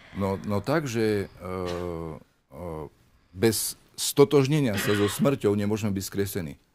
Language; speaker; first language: Slovak; native; Slovak